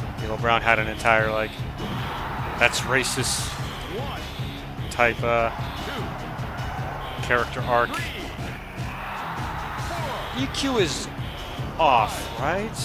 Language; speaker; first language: English; native; English